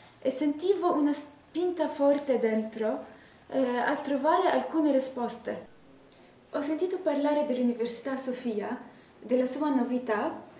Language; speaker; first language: Italian; non-native, fluent; Arabic